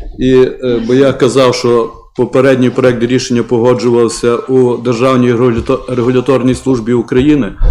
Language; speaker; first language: Ukrainian; native; Ukrainian